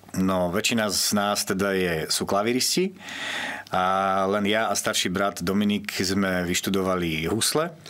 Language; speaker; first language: Slovak; native; Slovak